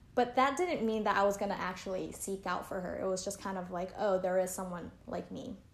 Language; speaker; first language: English; native; English